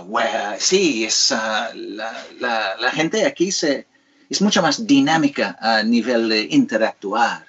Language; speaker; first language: Spanish; non-native, fluent; English